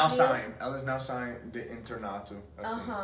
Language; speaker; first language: Portuguese; non-native, fluent; English